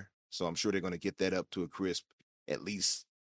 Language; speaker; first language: English; native; English